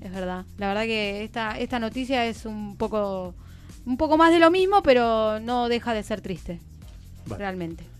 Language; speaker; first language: Spanish; native; Spanish